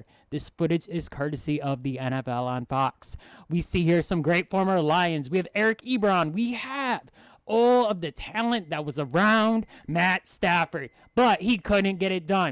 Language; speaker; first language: English; native; English